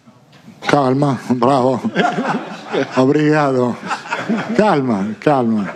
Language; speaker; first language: Portuguese; non-native, fluent; Italian